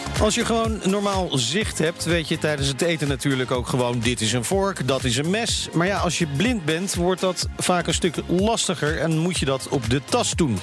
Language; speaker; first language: Dutch; native; Dutch